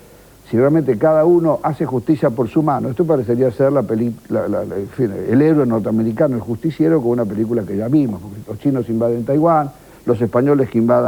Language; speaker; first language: Spanish; native; Spanish